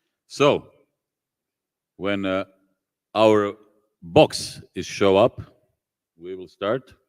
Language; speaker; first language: English; non-native, fluent; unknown